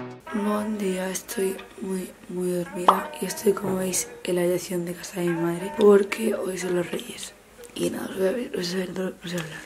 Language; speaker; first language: Spanish; native; Spanish